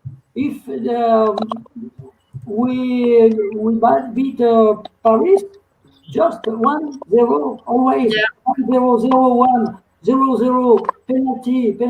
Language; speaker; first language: English; non-native, learner; French